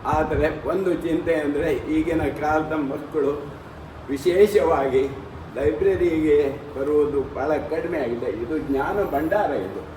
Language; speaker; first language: Kannada; non-native, local second language; Konkani